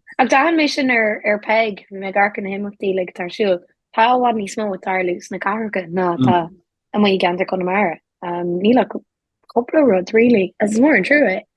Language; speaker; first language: Irish; native; Irish